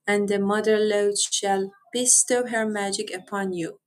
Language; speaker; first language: English; non-native, fluent; Persian